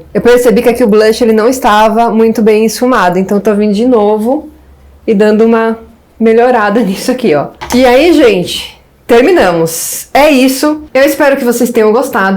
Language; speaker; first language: Portuguese; native; Portuguese